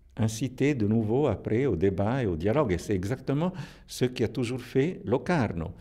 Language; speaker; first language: French; non-native, local second language; Italian